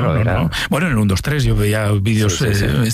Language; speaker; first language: Spanish; native; Spanish